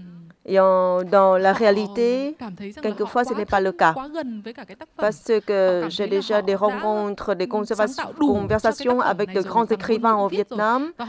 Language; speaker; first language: French; non-native, fluent; Vietnamese